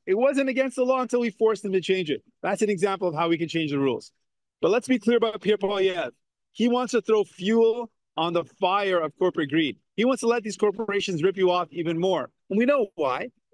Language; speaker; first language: English; native; English